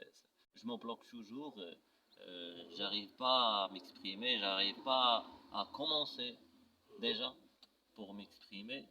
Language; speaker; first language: French; non-native, local second language; Arabic